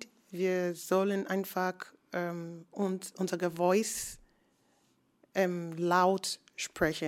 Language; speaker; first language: German; non-native, learner; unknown